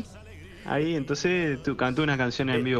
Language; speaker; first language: Spanish; native; Spanish